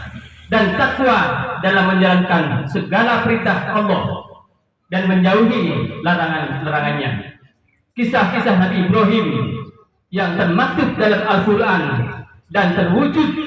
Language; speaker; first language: Indonesian; native; Indonesian